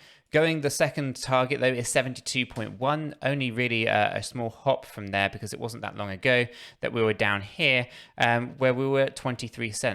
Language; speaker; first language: English; native; English